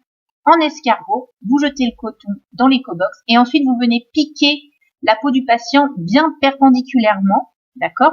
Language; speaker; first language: French; native; French